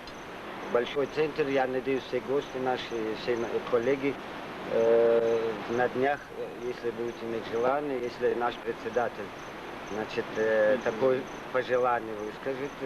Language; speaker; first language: Russian; non-native, local second language; Tajik